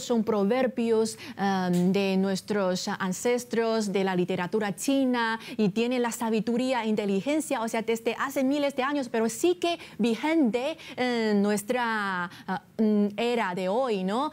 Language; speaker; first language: Spanish; non-native, fluent; Chinese